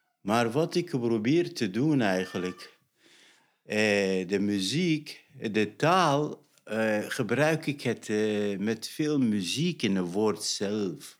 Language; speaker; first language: Dutch; non-native, fluent; Arabic